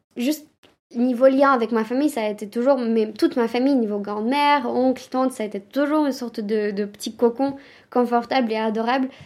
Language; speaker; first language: French; early bilingual, other home language; Romanian